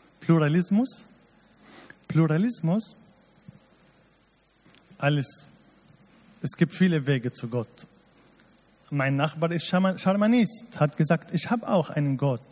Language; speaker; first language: German; non-native, fluent; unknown